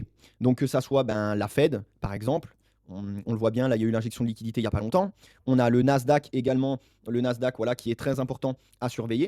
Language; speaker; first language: French; native; French